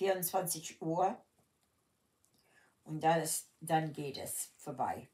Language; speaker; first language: German; early bilingual, heritage; German